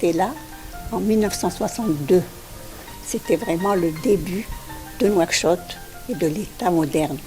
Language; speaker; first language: French; non-native, local second language; Arabic